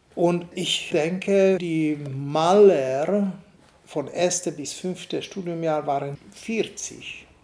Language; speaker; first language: German; non-native, fluent; Hungarian